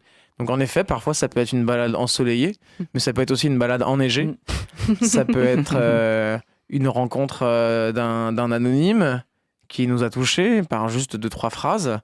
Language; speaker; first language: French; native; French